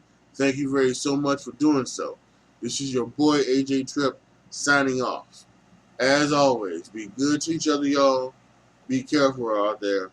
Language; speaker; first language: English; native; English